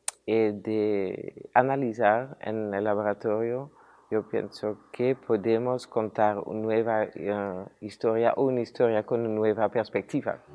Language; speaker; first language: Spanish; non-native, fluent; Dutch